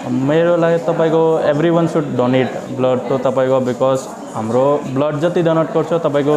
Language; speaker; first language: Nepali; non-native, learner; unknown